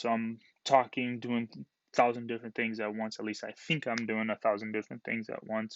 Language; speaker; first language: English; native; English